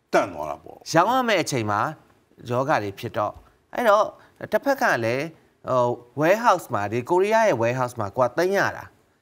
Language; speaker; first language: Burmese; native; Burmese